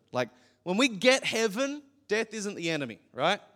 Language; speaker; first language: English; native; English